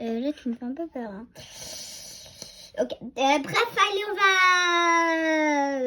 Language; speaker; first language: French; native; French